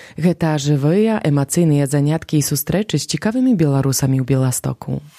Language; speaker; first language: Belarusian; native; Belarusian